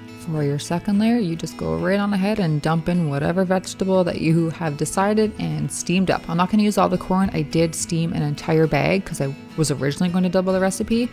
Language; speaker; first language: English; native; English